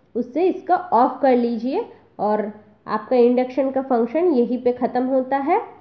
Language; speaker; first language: Hindi; non-native, local second language; Bangla